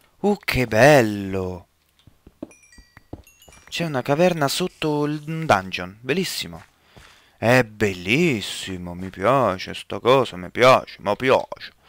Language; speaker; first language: Italian; native; Italian